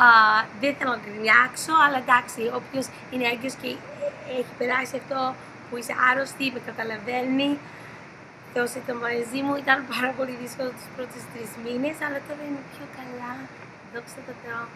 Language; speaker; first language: Greek; early bilingual, heritage; English